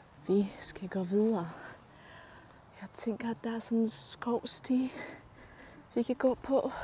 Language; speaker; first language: Danish; non-native, fluent; Polish